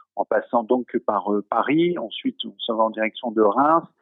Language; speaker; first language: French; native; French